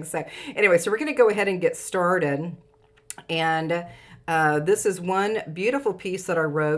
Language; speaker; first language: English; native; English